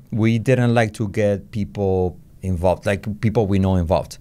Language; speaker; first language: English; non-native, fluent; Spanish